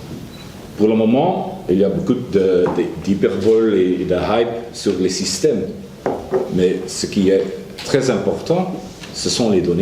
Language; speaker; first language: French; non-native, learner; Dutch